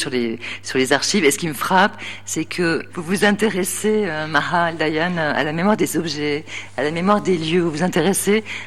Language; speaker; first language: French; native; French